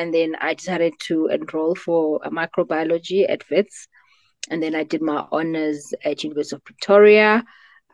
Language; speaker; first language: English; non-native, local second language; Xhosa